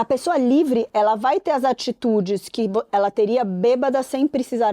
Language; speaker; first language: Portuguese; native; Portuguese